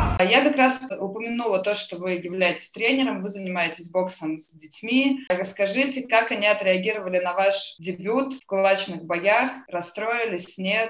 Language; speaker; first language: Russian; native; Russian